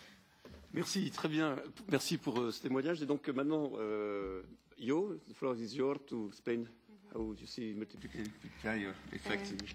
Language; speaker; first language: French; native; French